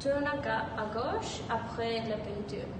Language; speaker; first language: French; non-native, learner; English